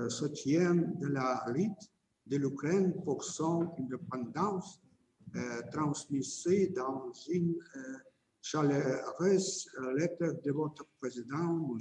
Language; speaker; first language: French; non-native, fluent; Ukrainian